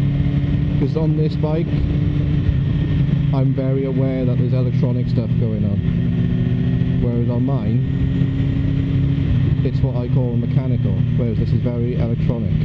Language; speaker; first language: English; native; English